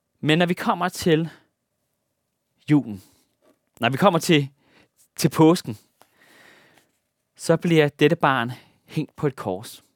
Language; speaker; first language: Danish; native; Danish